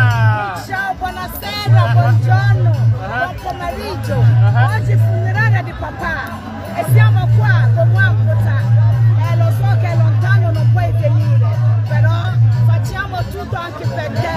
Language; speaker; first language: Italian; non-native, learner; Akan